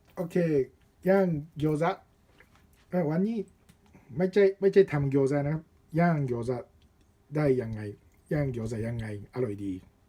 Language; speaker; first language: Thai; non-native, learner; Japanese